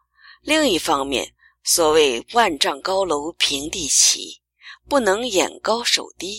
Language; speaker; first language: Chinese; native; Chinese